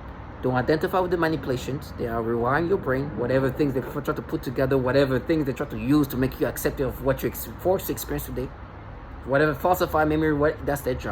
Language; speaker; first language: English; non-native, fluent; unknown